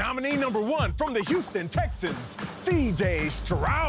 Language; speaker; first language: English; native; English